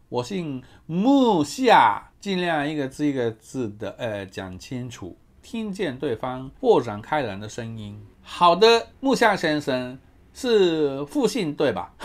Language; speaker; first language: Chinese; non-native, fluent; Japanese